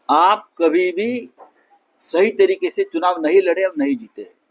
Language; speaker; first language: Hindi; non-native, local second language; Marathi